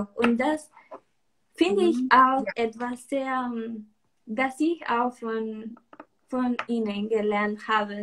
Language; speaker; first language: German; non-native, learner; Spanish